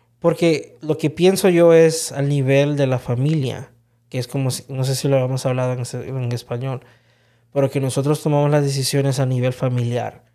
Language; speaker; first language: Spanish; early bilingual, heritage; Spanish